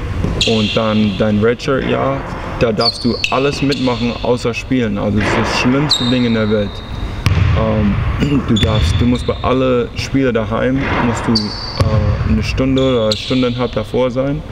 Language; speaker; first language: German; early bilingual, heritage; English